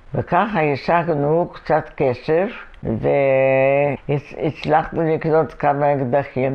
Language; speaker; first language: Hebrew; non-native, fluent; Polish